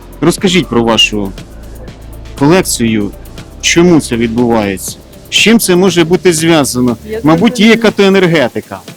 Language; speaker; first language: Ukrainian; native; Ukrainian